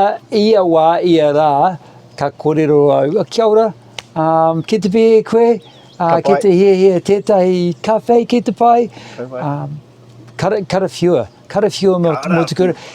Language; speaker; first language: Māori; non-native, local second language; English